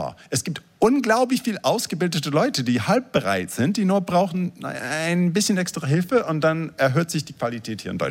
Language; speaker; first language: German; non-native, fluent; English